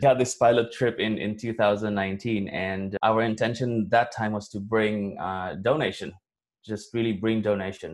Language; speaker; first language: English; non-native, local second language; Cebuano